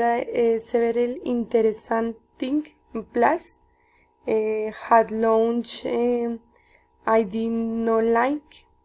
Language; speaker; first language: English; non-native, learner; Spanish